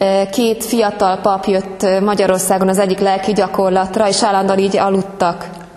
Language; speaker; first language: Hungarian; native; Hungarian